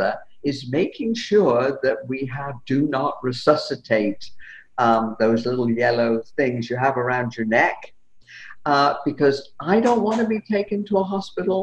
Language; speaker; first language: English; native; English